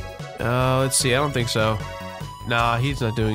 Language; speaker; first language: English; native; English